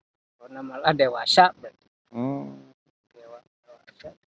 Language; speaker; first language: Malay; non-native, local second language; Sundanese